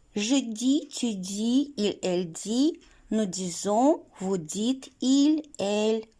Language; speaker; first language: French; non-native, fluent; Ukrainian